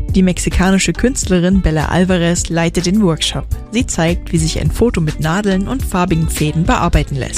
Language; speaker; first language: German; native; German